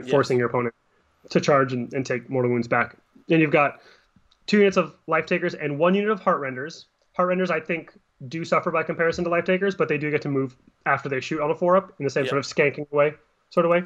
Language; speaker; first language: English; native; English